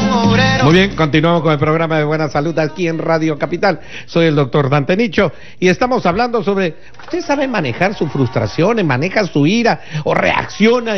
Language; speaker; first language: Spanish; native; Spanish